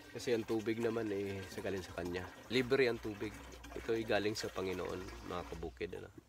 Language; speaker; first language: Filipino; non-native, local second language; Cebuano